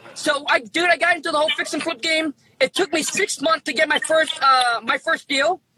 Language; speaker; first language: English; early bilingual, other home language; Vietnamese